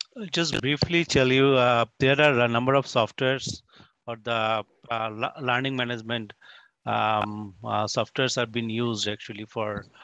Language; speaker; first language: English; non-native, local second language; Bangla